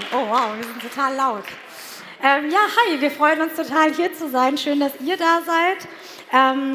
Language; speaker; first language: German; native; German